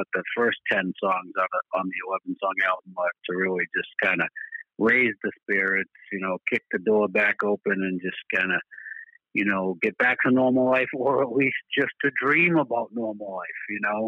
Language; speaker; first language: English; native; English